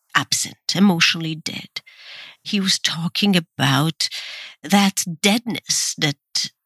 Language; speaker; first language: English; non-native, fluent; Hebrew